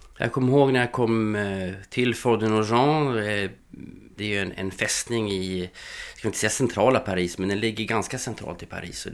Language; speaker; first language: Swedish; native; Swedish